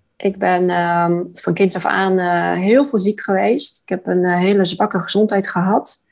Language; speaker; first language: Dutch; non-native, fluent; Polish